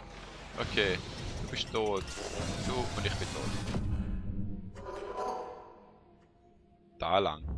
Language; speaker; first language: German; native; German